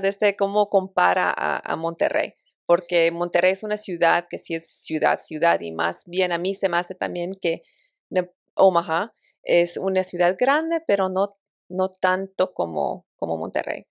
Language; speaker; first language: Spanish; early bilingual, heritage; Spanish